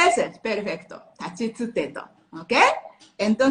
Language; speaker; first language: Spanish; non-native, learner; Japanese